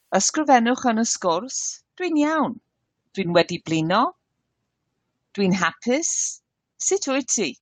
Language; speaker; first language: Welsh; non-native, learner; English